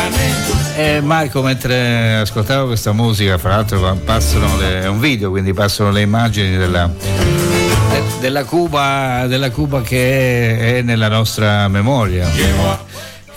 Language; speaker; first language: Italian; native; Italian